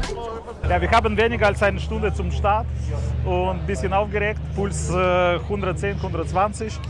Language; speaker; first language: German; non-native, learner; Russian